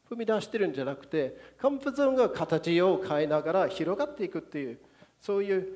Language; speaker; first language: Japanese; non-native, fluent; English